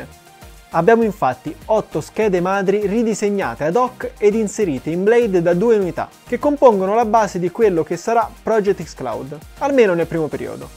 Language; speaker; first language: Italian; native; Italian